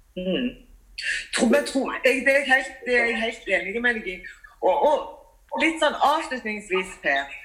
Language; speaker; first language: Norwegian; native; Norwegian